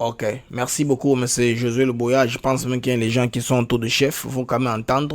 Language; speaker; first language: French; non-native, local second language; Lingala